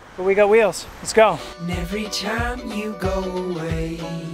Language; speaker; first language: English; native; English